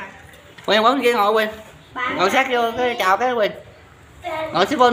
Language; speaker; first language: Vietnamese; native; Vietnamese